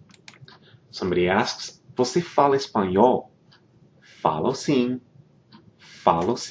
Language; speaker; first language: Portuguese; non-native, fluent; English